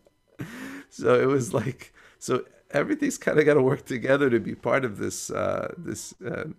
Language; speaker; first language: English; native; English